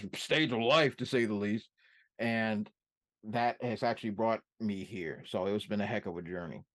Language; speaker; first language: English; native; English